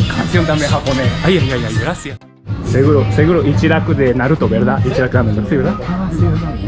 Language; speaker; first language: Spanish; non-native, learner; Japanese